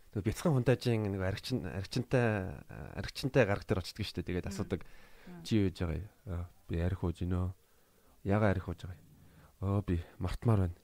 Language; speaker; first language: Mongolian; native; Mongolian